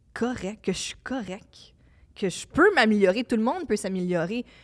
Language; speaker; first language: French; native; French